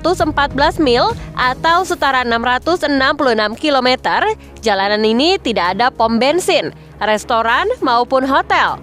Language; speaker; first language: Indonesian; native; Indonesian